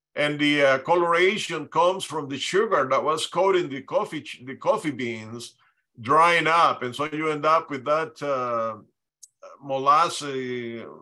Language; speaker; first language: English; non-native, fluent; Spanish